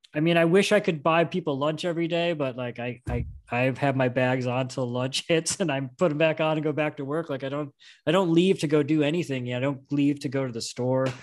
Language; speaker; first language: English; native; English